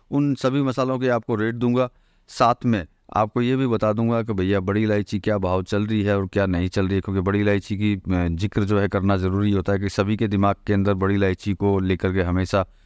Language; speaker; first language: Hindi; native; Hindi